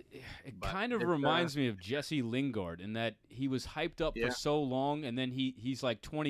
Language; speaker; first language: English; native; English